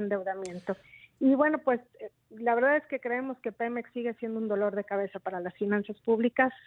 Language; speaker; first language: Spanish; native; Spanish